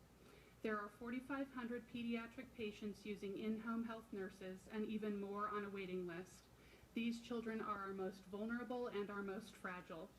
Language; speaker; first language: English; native; English